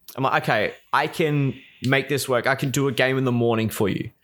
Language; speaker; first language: English; native; English